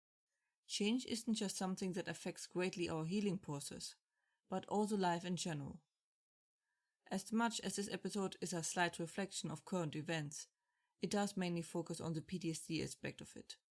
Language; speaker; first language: English; non-native, fluent; German